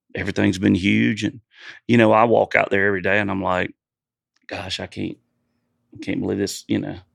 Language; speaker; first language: English; native; English